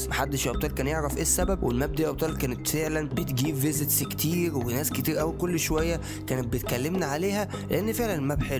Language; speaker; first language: Arabic; native; Arabic